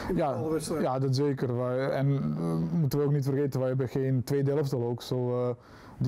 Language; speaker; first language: Dutch; non-native, fluent; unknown